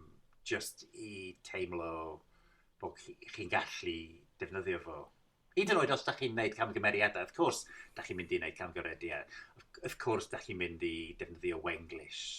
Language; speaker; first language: Welsh; non-native, fluent; English